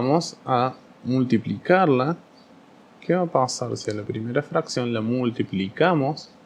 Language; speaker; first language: Spanish; native; Spanish